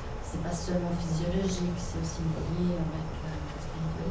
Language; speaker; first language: French; native; French